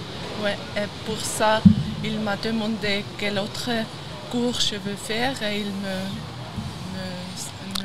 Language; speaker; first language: French; non-native, learner; German